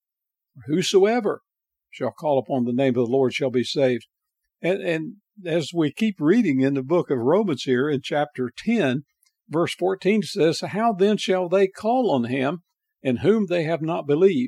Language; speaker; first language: English; native; English